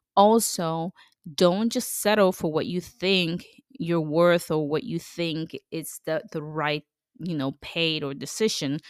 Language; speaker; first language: English; non-native, fluent; Spanish